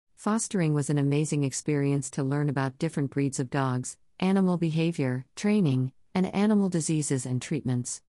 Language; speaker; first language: English; native; English